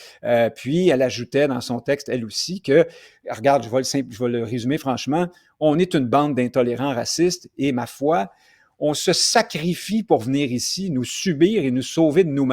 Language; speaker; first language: French; native; French